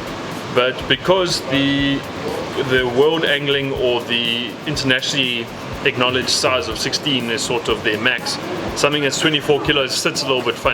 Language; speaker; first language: English; native; English